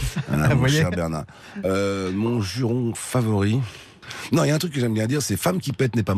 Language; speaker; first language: French; native; French